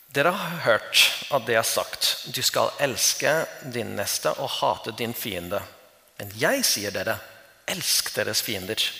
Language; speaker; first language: Norwegian; non-native, fluent; English